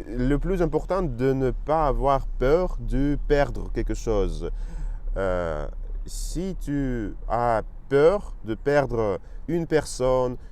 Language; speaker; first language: French; non-native, learner; Russian